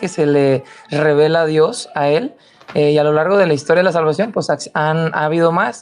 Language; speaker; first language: Spanish; native; Spanish